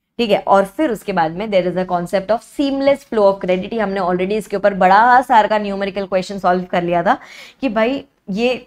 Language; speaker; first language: Hindi; native; Hindi